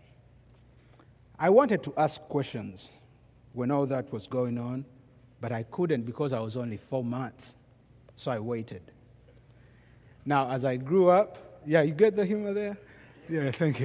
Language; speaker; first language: English; non-native, local second language; Ganda